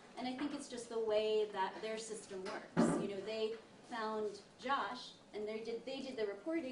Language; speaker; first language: English; early bilingual, other home language; Italian